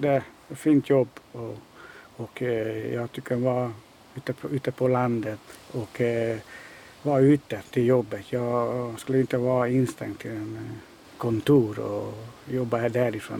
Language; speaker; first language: Swedish; non-native, fluent; Hungarian